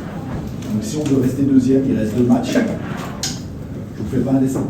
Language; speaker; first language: French; native; French